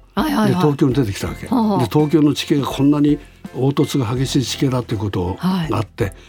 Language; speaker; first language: Japanese; native; Japanese